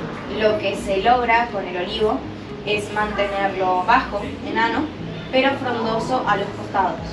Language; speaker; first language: Spanish; native; Spanish